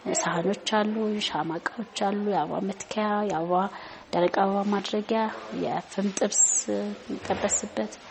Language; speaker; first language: Amharic; native; Amharic